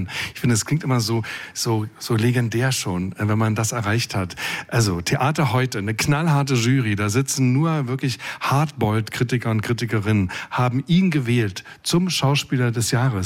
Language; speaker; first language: German; native; German